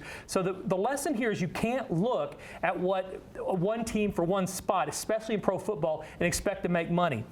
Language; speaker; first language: English; native; English